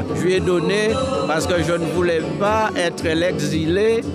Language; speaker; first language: French; native; French